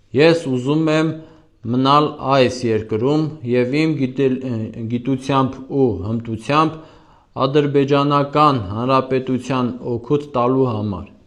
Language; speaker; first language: Armenian; native; Armenian